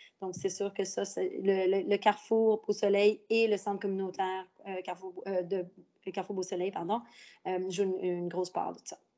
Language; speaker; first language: French; native; French